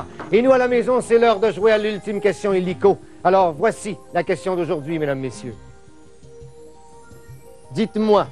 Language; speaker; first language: French; native; French